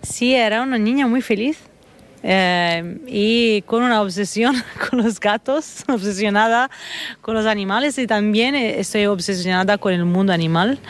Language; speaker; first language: Spanish; non-native, fluent; Italian